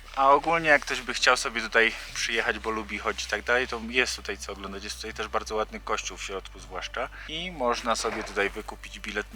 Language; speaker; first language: Polish; native; Polish